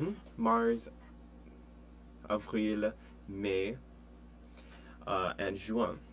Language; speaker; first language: French; non-native, fluent; English